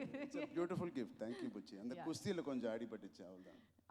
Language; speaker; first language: Tamil; non-native, local second language; Telugu